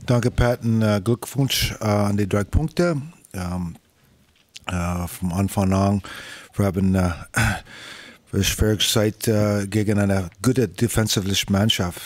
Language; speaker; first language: German; non-native, learner; English